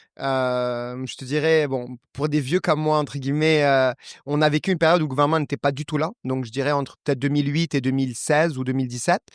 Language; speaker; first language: French; non-native, local second language; Arabic